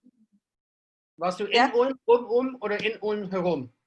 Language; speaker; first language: German; non-native, fluent; English